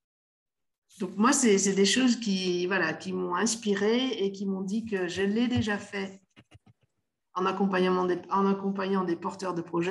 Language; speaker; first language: French; native; French